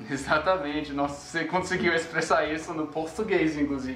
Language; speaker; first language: Portuguese; non-native, fluent; English